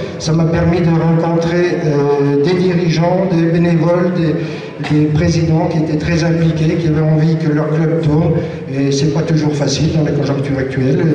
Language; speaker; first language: French; native; French